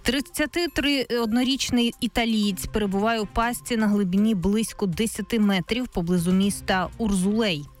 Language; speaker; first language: Ukrainian; native; Ukrainian